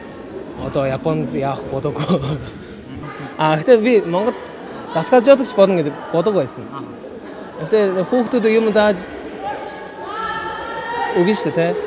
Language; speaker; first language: Mongolian; non-native, learner; Japanese